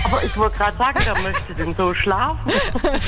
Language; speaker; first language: German; native; German